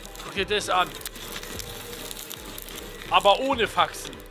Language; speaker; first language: German; native; German